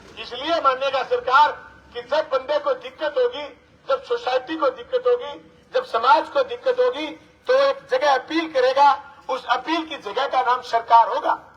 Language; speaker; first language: Hindi; native; Hindi